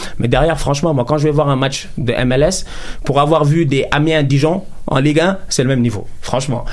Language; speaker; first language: French; non-native, local second language; Wolof